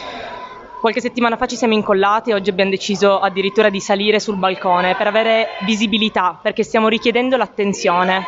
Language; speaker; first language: Italian; native; Italian